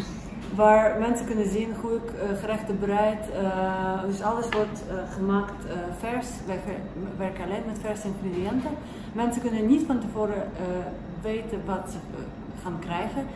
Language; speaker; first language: Dutch; non-native, fluent; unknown